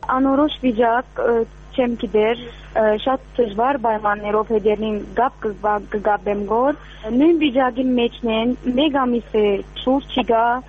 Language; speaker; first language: Armenian; early bilingual, heritage; Armenian